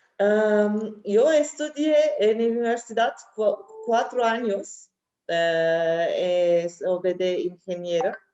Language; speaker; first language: Spanish; non-native, learner; Turkish